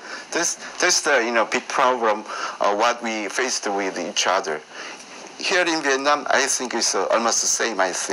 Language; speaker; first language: English; non-native, learner; Korean